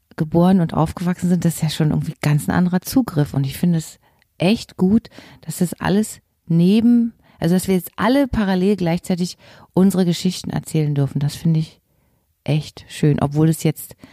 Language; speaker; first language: German; native; German